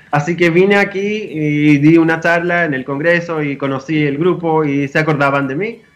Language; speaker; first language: Spanish; non-native, fluent; Greek